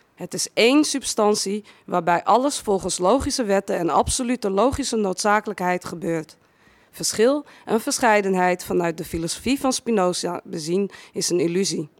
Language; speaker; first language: Dutch; native; Dutch